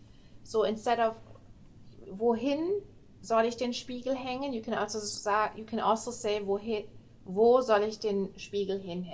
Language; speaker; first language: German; non-native, fluent; English